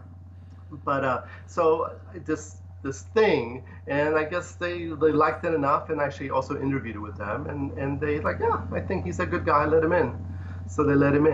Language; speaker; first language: English; early bilingual, other home language; Polish